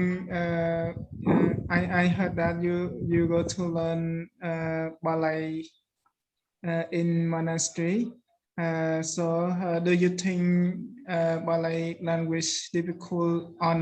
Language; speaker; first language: English; non-native, learner; Khmer